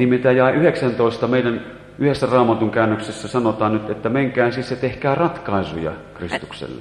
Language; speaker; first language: Finnish; native; Finnish